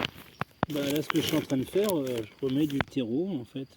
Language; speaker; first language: French; native; French